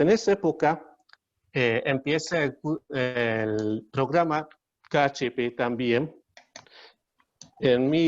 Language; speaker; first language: Spanish; non-native, learner; Hungarian